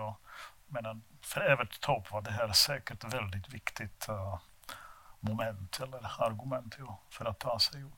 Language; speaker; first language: Swedish; non-native, fluent; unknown